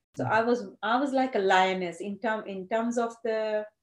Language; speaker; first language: English; non-native, local second language; Gujarati